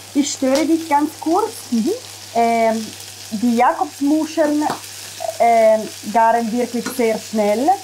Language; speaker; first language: German; non-native, fluent; Italian